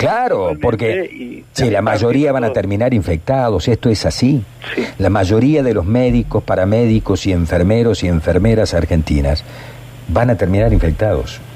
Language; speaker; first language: Spanish; native; Spanish